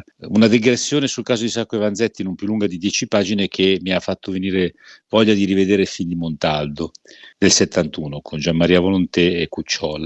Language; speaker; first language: Italian; native; Italian